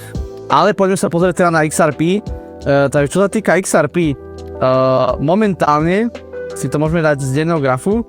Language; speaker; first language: Slovak; native; Slovak